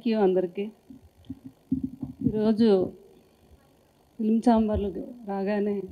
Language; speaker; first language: Telugu; native; Telugu